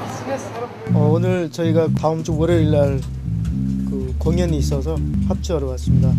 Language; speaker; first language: Korean; non-native, fluent; Nepali